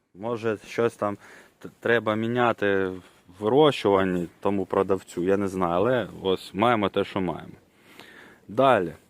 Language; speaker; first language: Ukrainian; non-native, local second language; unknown